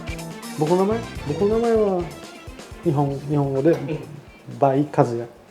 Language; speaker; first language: Japanese; native; Japanese